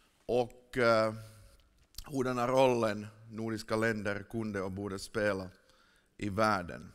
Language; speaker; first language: Swedish; non-native, fluent; Finnish